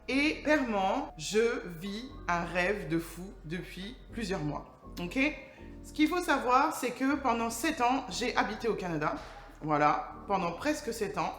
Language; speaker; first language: French; native; French